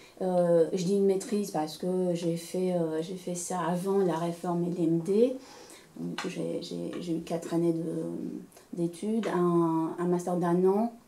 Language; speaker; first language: French; non-native, fluent; Romanian